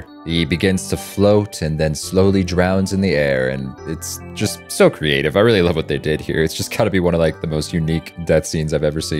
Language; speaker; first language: English; native; English